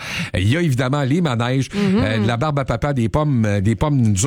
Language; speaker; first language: French; native; French